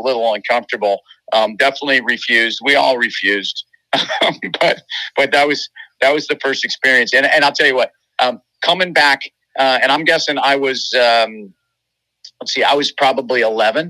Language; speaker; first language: English; native; English